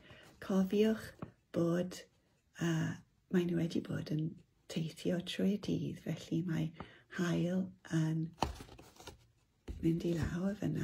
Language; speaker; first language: Welsh; non-native, local second language; English